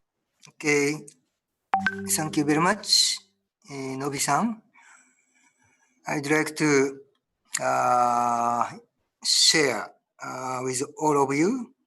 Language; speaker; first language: English; non-native, learner; Japanese